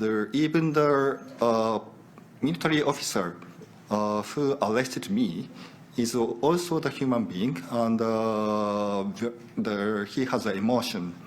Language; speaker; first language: English; non-native, learner; Japanese